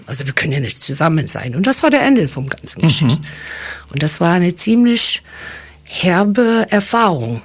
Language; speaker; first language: German; non-native, fluent; English